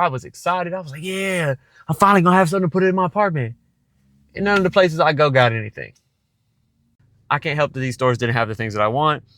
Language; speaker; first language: English; native; English